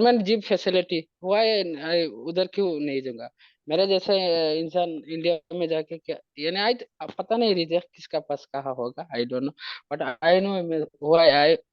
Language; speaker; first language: Hindi; non-native, local second language; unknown